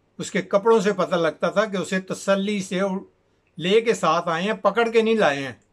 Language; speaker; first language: Urdu; native; Urdu